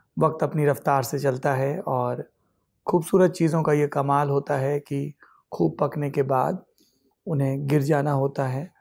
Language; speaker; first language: Hindi; native; Hindi